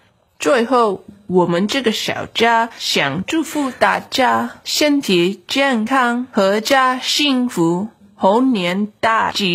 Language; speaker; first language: Chinese; early bilingual, heritage; English